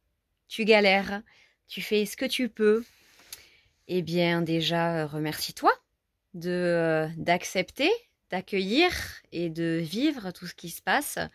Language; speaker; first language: French; native; French